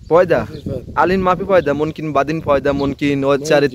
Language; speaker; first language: Arabic; non-native, learner; Bangla